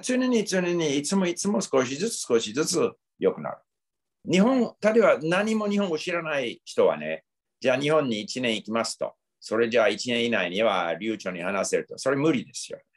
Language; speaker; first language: Japanese; non-native, fluent; English